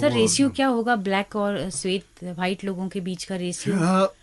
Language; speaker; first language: Hindi; native; Hindi